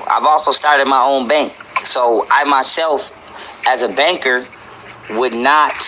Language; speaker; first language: English; native; English